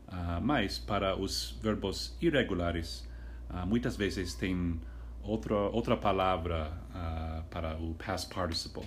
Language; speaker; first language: Portuguese; non-native, fluent; English